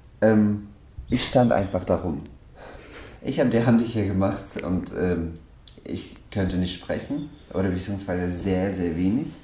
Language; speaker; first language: German; non-native, fluent; Persian